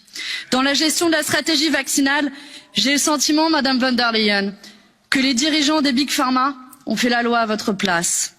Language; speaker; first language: French; native; French